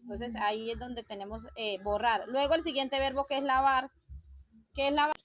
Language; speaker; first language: Spanish; native; Spanish